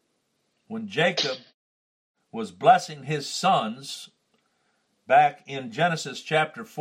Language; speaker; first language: English; native; English